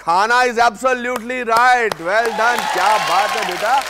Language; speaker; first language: Hindi; native; Hindi